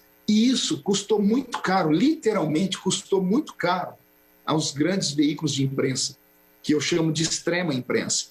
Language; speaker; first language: Portuguese; native; Portuguese